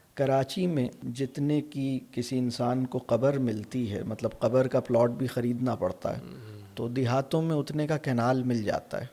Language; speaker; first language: Urdu; native; Urdu